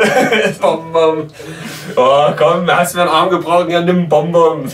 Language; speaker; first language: German; native; German